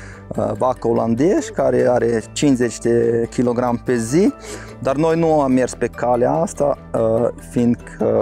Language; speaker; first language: Romanian; non-native, fluent; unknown